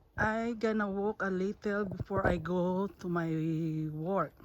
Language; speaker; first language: English; non-native, learner; Filipino